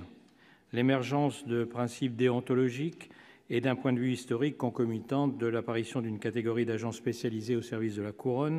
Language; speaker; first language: French; native; French